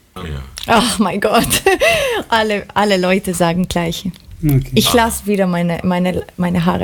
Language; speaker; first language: German; non-native, learner; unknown